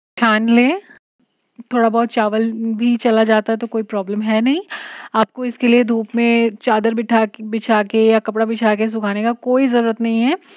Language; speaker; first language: Hindi; non-native, local second language; Bangla